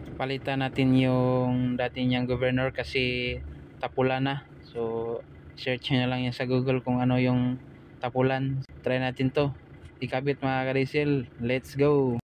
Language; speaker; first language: Filipino; non-native, local second language; Cebuano